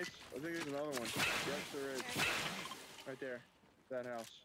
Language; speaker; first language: English; native; English